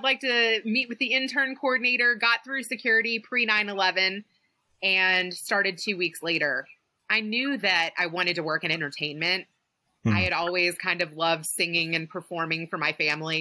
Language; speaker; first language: English; native; English